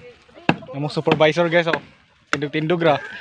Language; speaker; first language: Filipino; non-native, local second language; Cebuano